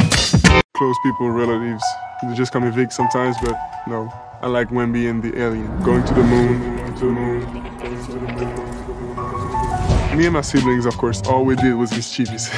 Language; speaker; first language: English; non-native, fluent; French